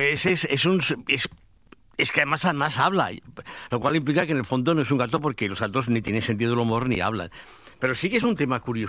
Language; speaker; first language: Spanish; native; Spanish